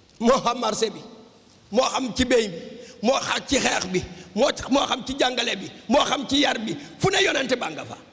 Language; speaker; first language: Wolof; native; Wolof